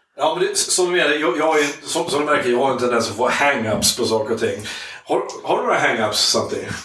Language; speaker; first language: Swedish; native; Swedish